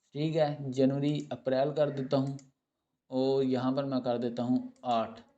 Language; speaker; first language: Urdu; non-native, local second language; Punjabi